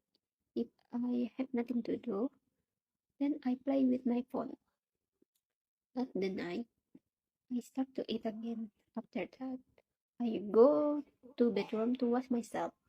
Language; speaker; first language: English; non-native, learner; Indonesian